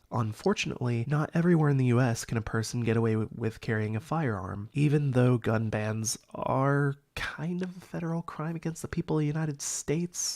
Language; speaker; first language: English; native; English